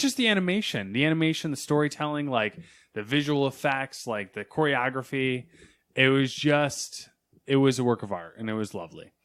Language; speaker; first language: English; native; English